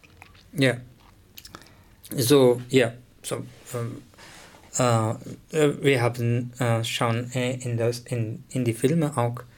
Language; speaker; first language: German; non-native, learner; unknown